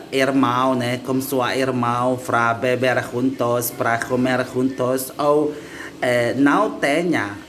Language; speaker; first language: Portuguese; non-native, learner; Indonesian